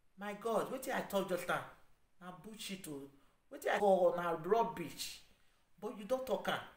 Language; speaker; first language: Nigerian Pidgin; non-native, local second language; Bini